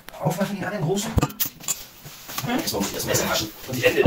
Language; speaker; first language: German; native; German